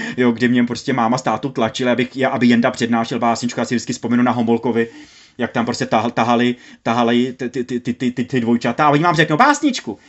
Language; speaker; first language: Czech; native; Czech